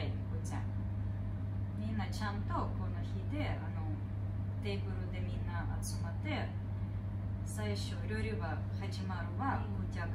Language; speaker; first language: Japanese; non-native, learner; Ukrainian